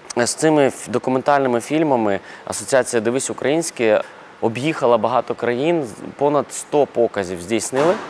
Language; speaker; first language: Ukrainian; non-native, local second language; Russian